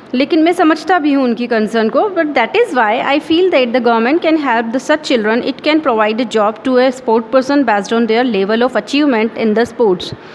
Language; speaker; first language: Hindi; native; Hindi